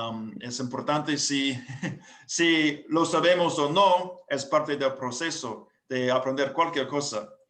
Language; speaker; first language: Spanish; non-native, learner; English